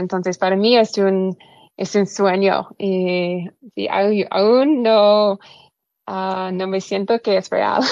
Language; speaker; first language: Spanish; non-native, learner; English